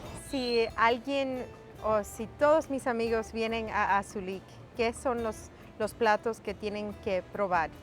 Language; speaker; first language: Spanish; early bilingual, heritage; Spanish